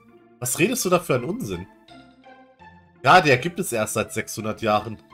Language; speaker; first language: German; native; German